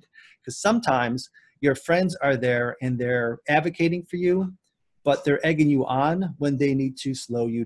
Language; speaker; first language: English; native; English